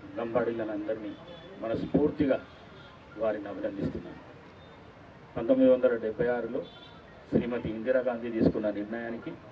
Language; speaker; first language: Telugu; native; Telugu